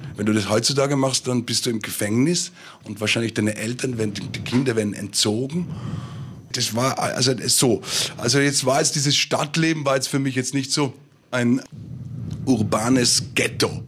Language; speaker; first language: German; native; German